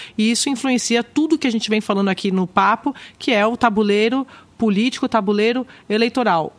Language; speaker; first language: Portuguese; native; Portuguese